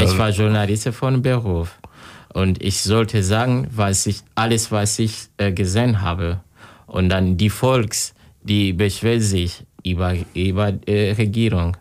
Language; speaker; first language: German; non-native, learner; Kinyarwanda